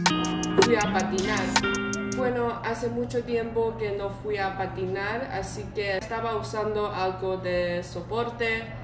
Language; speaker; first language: Spanish; non-native, learner; Chinese